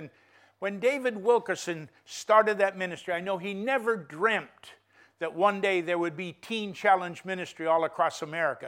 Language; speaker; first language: English; native; English